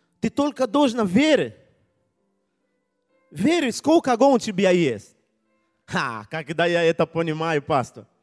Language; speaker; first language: Russian; non-native, learner; Portuguese